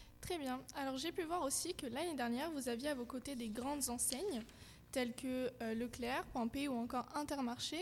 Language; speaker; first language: French; native; French